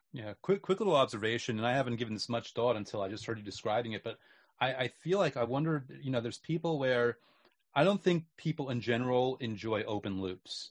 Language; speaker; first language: English; native; English